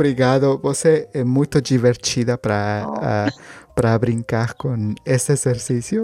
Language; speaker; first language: Portuguese; non-native, learner; Spanish